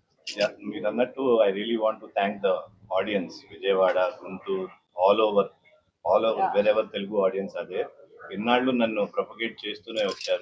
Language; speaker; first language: Telugu; native; Telugu